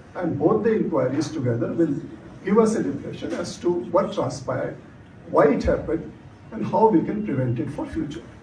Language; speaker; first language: English; non-native, local second language; Bangla